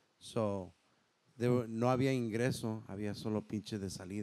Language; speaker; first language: Spanish; early bilingual, heritage; Spanish